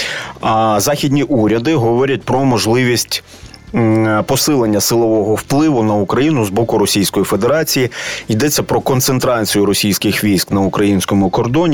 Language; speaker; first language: Ukrainian; native; Ukrainian